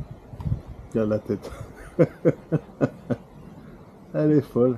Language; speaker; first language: French; native; French